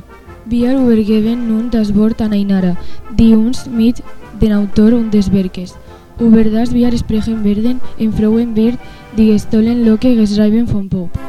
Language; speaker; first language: German; non-native, learner; Spanish